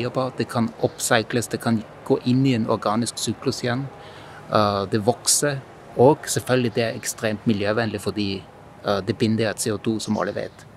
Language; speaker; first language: Norwegian; non-native, fluent; German